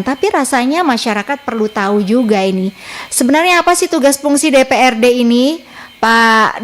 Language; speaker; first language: Indonesian; native; Indonesian